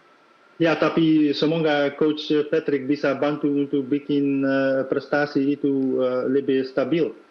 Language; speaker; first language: Indonesian; non-native, fluent; Dutch